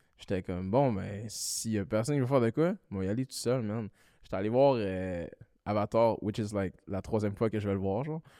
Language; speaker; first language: French; early bilingual, other home language; Malagasy